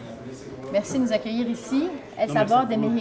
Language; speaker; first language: French; native; French